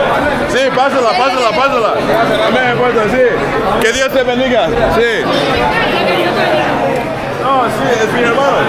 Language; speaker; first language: Spanish; non-native, learner; English